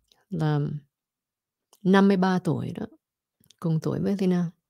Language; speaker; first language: Vietnamese; early bilingual, heritage; Vietnamese